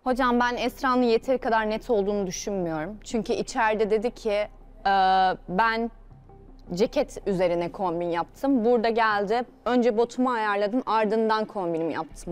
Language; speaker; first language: Turkish; native; Turkish